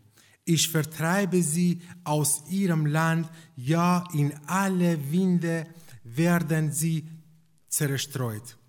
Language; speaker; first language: German; non-native, fluent; Persian